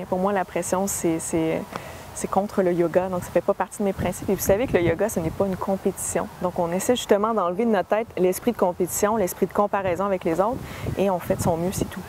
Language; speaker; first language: French; native; French